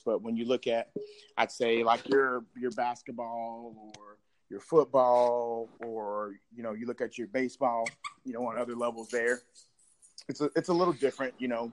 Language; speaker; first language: English; native; English